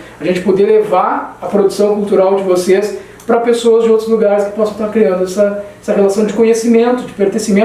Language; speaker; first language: Portuguese; native; Portuguese